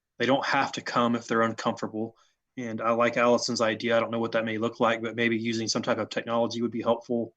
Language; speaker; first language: English; native; English